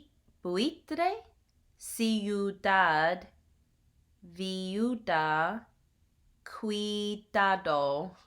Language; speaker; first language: Spanish; non-native, learner; English